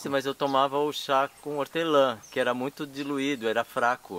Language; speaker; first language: Portuguese; native; Portuguese